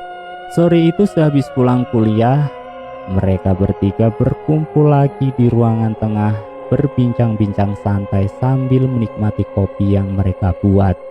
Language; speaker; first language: Indonesian; native; Indonesian